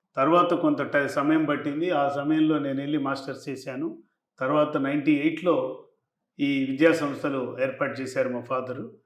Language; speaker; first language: Telugu; native; Telugu